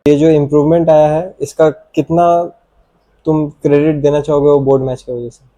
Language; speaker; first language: Hindi; non-native, local second language; Bangla